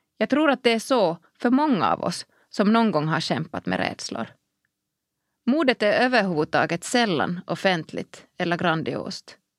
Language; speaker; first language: Swedish; non-native, local second language; Finnish